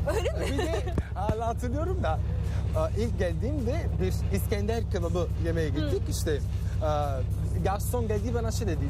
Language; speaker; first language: Turkish; non-native, fluent; Italian